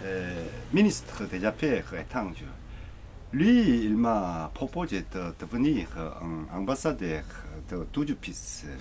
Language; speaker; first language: French; non-native, learner; Korean